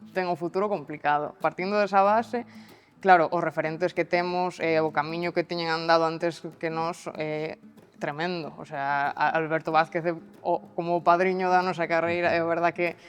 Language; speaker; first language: Galician; non-native, local second language; Spanish